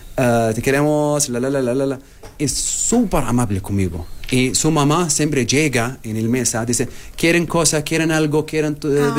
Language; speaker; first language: Spanish; non-native, learner; Arabic